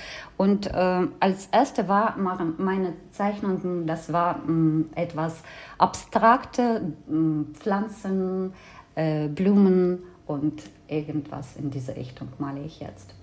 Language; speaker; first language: German; non-native, fluent; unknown